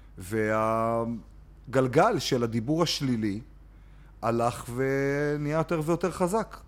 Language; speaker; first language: Hebrew; native; Hebrew